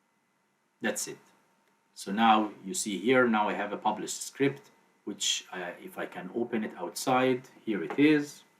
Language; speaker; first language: English; non-native, fluent; Arabic